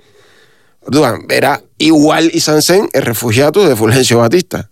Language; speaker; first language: Basque; non-native, learner; Spanish